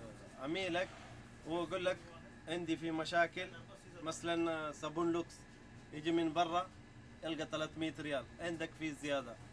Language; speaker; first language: Arabic; non-native, learner; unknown